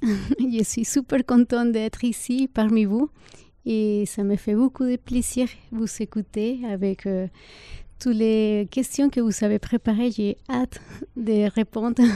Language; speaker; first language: French; non-native, fluent; Spanish